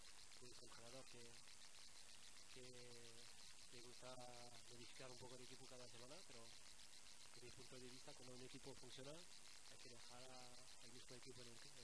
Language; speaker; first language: Spanish; non-native, fluent; French